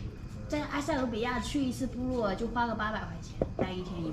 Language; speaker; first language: Chinese; native; Chinese